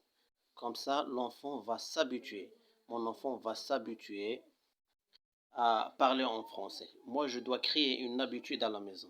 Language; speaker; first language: French; non-native, local second language; Arabic